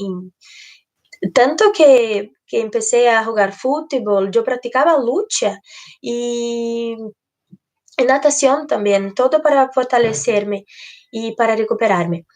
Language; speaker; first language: Spanish; non-native, fluent; Portuguese